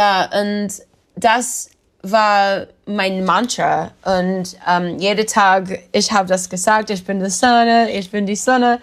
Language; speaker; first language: German; non-native, learner; English